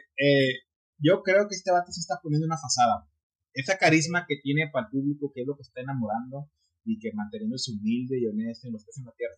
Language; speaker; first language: Spanish; early bilingual, heritage; Spanish